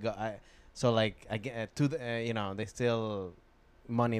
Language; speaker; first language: English; non-native, fluent; Spanish